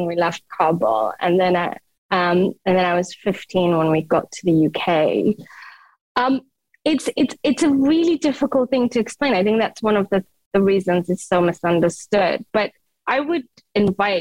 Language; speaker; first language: English; non-native, fluent; Persian